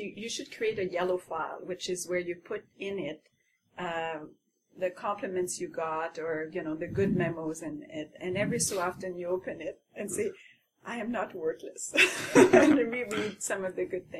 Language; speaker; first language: English; non-native, fluent; French